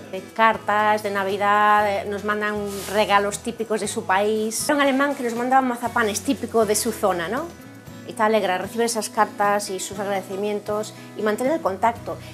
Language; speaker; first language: Spanish; early bilingual, heritage; Spanish